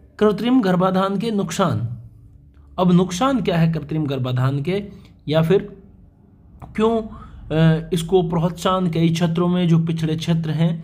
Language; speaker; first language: Hindi; native; Hindi